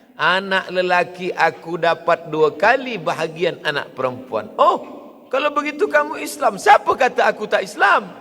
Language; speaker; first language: Malay; native; Malay